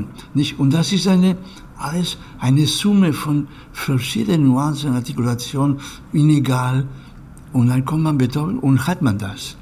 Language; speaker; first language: German; non-native, learner; Catalan